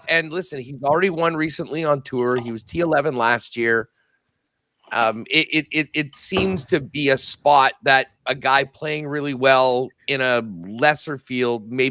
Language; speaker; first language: English; native; English